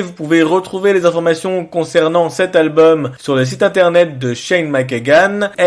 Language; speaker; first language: French; native; French